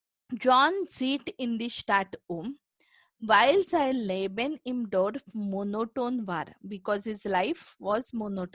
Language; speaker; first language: German; non-native, fluent; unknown